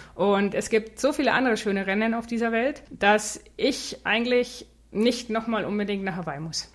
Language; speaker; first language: German; native; German